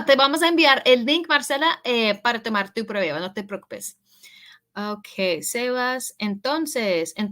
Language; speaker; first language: Spanish; early bilingual, heritage; English